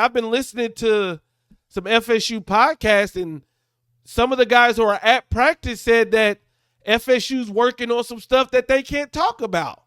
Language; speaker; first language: English; native; English